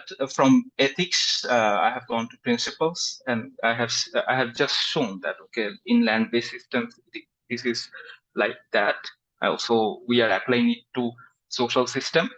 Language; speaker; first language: English; non-native, fluent; Bangla